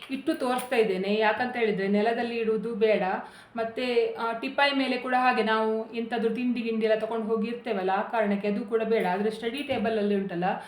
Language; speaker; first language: Kannada; non-native, local second language; Konkani